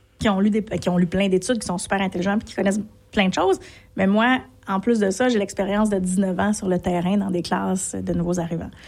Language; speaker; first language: French; native; French